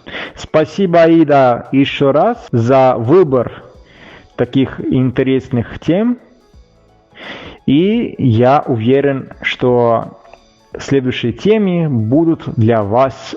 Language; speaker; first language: Russian; non-native, fluent; Italian